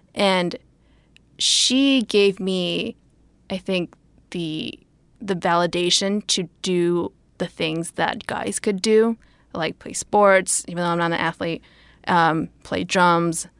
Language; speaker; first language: English; native; English